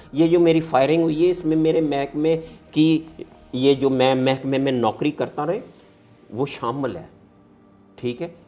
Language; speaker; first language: Urdu; non-native, local second language; Punjabi